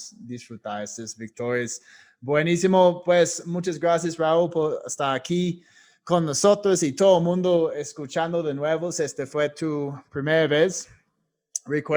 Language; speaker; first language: Spanish; non-native, fluent; English